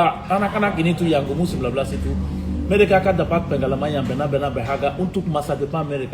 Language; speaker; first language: Indonesian; non-native, fluent; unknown